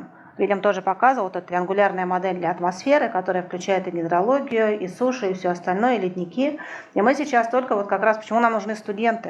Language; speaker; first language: Russian; native; Russian